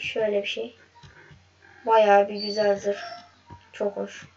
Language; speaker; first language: Turkish; native; Turkish